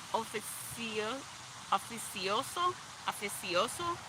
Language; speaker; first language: Spanish; non-native, learner; English